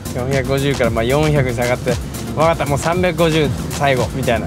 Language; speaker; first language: Japanese; native; Japanese